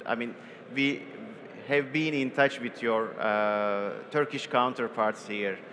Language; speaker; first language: English; non-native, fluent; Turkish